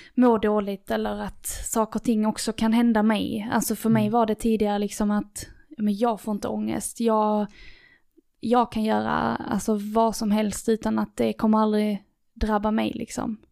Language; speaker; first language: Swedish; native; Swedish